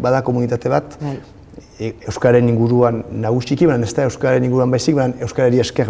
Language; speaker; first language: Basque; non-native, local second language; French